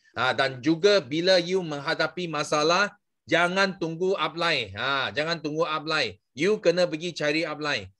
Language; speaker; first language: Malay; non-native, local second language; Chinese